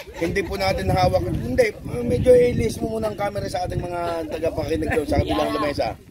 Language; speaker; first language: Filipino; non-native, local second language; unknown